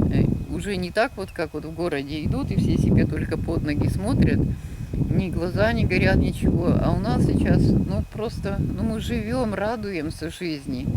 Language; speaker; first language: Russian; native; Russian